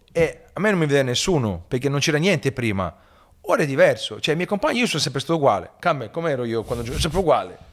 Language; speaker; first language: Italian; early bilingual, heritage; Italian